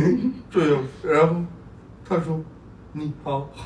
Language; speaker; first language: Chinese; non-native, learner; Turkmen